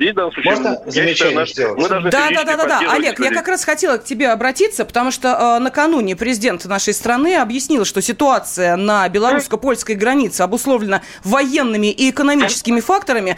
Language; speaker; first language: Russian; native; Russian